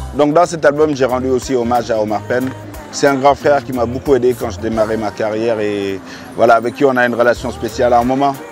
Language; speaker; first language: French; non-native, local second language; Wolof